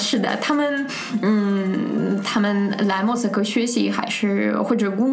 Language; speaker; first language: Chinese; non-native, fluent; Russian